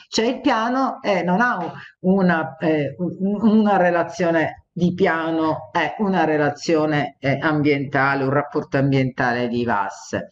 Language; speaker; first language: Italian; native; Italian